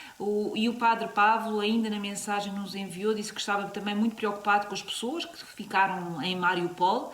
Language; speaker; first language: Portuguese; native; Portuguese